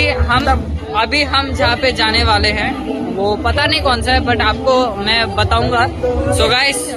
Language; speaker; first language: Hindi; non-native, local second language; Bangla